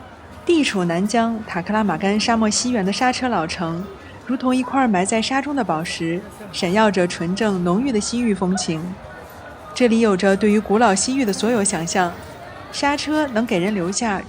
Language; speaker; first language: Chinese; native; Chinese